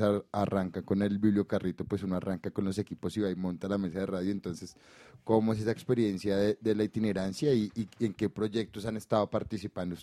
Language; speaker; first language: Spanish; native; Spanish